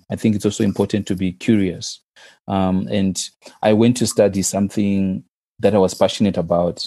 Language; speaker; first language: English; non-native, local second language; Shona